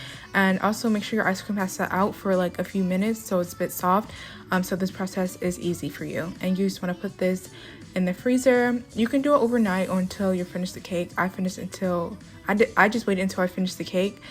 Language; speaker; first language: English; native; English